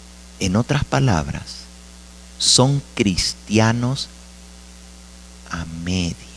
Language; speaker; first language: Spanish; native; Spanish